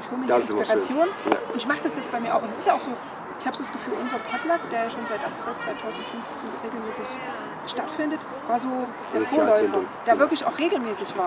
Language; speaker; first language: German; native; German